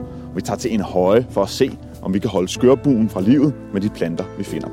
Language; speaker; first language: Danish; native; Danish